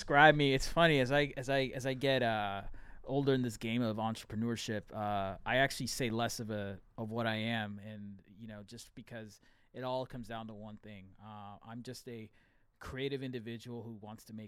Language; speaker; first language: English; native; English